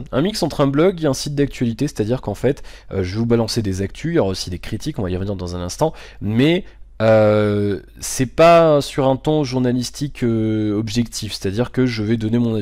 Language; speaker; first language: French; native; French